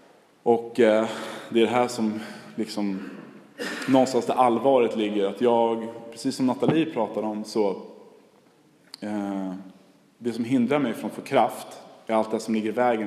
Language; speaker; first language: Swedish; native; Swedish